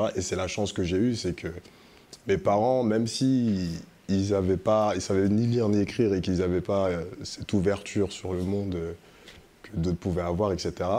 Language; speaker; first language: French; early bilingual, other home language; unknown